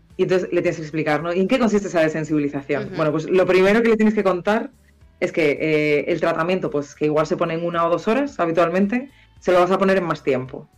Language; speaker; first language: Spanish; native; Spanish